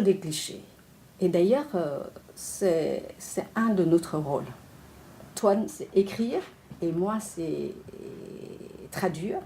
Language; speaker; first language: French; non-native, fluent; Vietnamese